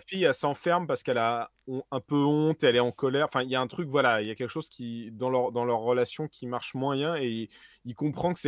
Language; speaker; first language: French; native; French